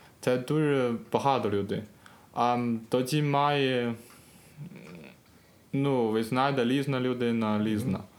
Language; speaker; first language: Ukrainian; non-native, learner; Chinese